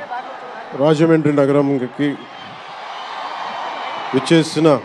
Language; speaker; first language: Telugu; native; Telugu